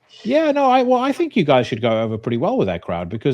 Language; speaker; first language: English; native; English